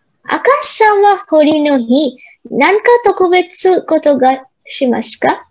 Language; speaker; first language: Japanese; non-native, learner; Bangla